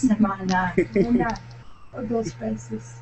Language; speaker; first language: Spanish; non-native, learner; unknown